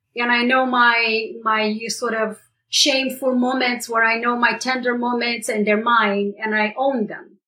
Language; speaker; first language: English; non-native, fluent; Romanian